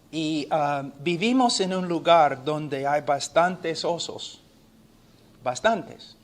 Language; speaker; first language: Spanish; non-native, fluent; English